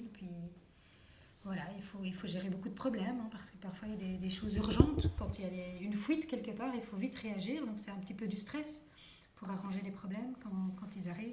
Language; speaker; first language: French; native; French